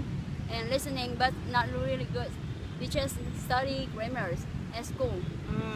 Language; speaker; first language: English; non-native, learner; Vietnamese